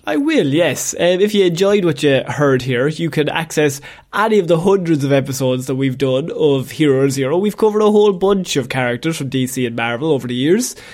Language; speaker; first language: English; native; English